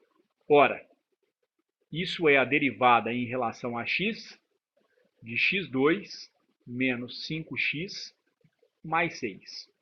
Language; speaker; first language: Portuguese; native; Portuguese